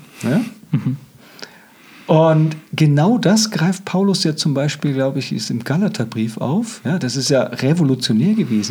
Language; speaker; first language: German; native; German